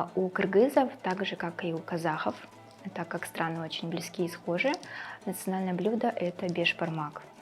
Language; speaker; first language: Russian; native; Russian